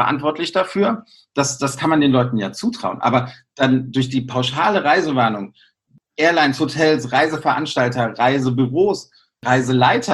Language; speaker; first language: German; native; German